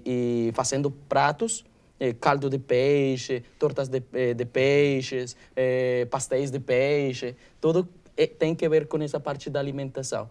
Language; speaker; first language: Portuguese; non-native, learner; Spanish